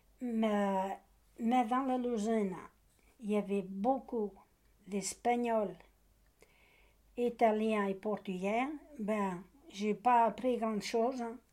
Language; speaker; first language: French; non-native, learner; Portuguese